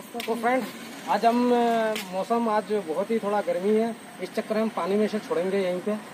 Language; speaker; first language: Hindi; non-native, local second language; Bangla